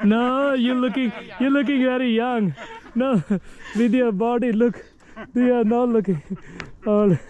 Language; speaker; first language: English; non-native, learner; Punjabi